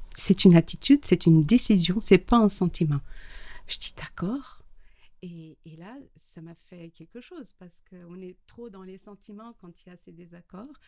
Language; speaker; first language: French; non-native, fluent; Portuguese